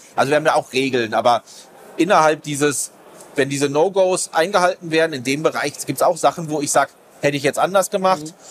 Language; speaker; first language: German; native; German